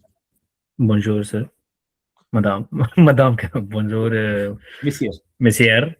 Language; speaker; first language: French; non-native, learner; Hindi